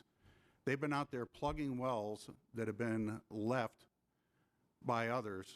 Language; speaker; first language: English; native; English